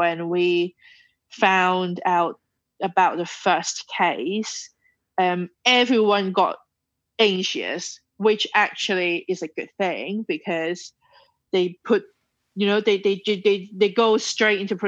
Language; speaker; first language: English; non-native, local second language; Cantonese